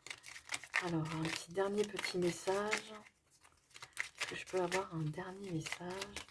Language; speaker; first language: French; native; French